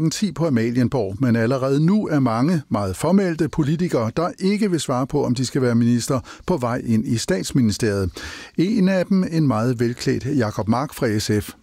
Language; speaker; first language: Danish; native; Danish